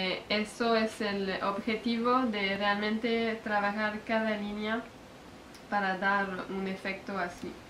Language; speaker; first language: Spanish; non-native, fluent; French